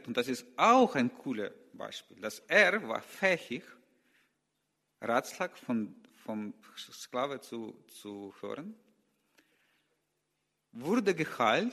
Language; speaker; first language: German; non-native, learner; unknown